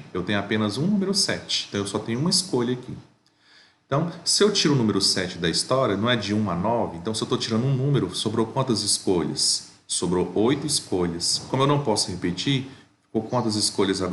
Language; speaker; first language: Portuguese; native; Portuguese